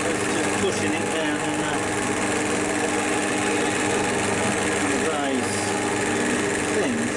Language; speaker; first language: English; native; English